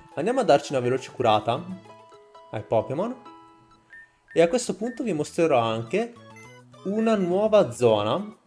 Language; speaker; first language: Italian; native; Italian